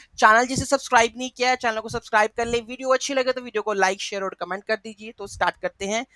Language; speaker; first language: Hindi; native; Hindi